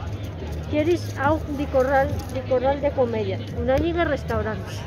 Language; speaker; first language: German; non-native, learner; Spanish